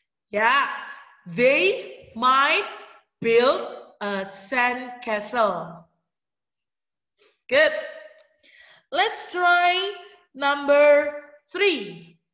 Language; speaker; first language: English; non-native, fluent; Indonesian